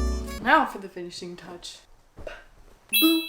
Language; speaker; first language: English; native; English